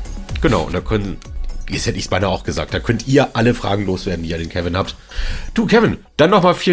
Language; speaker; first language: German; native; German